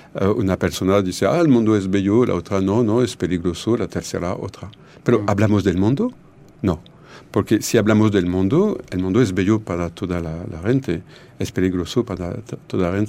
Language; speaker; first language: Spanish; non-native, learner; French